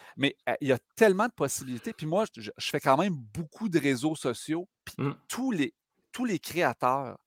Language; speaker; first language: French; native; French